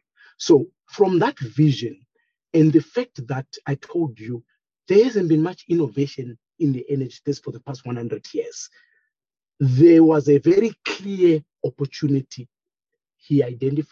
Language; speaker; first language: English; non-native, local second language; Shona